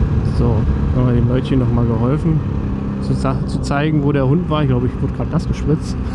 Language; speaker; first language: German; native; German